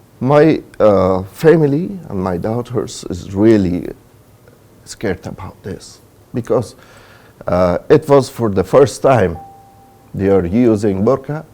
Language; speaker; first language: English; non-native, learner; Persian